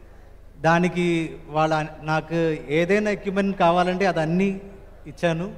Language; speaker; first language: Telugu; non-native, learner; Malayalam